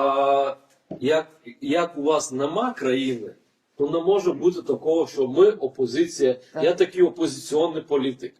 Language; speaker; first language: Ukrainian; non-native, fluent; Lithuanian